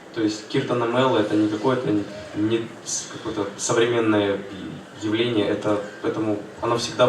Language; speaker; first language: Russian; native; Russian